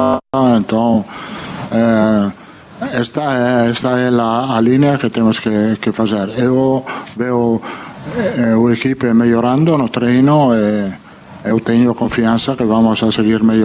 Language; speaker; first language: Portuguese; non-native, fluent; Italian